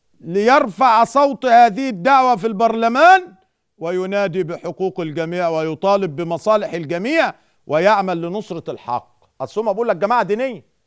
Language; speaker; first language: Arabic; native; Arabic